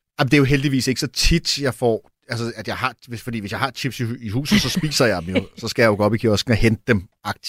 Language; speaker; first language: Danish; native; Danish